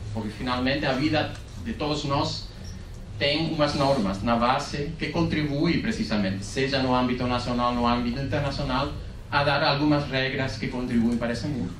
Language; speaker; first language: Portuguese; non-native, fluent; Spanish